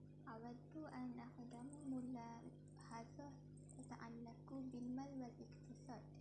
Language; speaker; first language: Arabic; non-native, learner; Malay